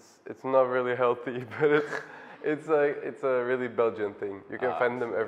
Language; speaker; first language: English; non-native, fluent; Dutch